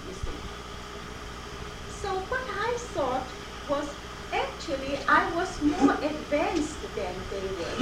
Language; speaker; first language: English; non-native, fluent; Chinese